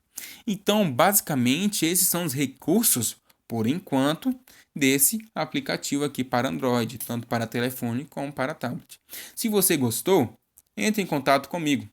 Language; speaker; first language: Portuguese; native; Portuguese